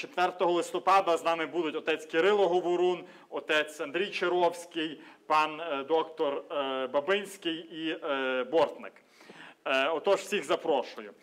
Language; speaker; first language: Ukrainian; native; Ukrainian